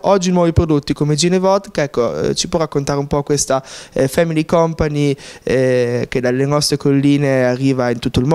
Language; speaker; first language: Italian; native; Italian